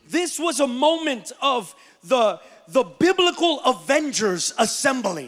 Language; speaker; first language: English; early bilingual, other home language; Spanish